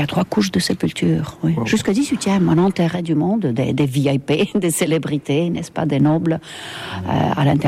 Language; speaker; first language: French; non-native, fluent; Estonian